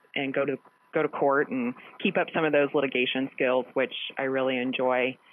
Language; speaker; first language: English; native; English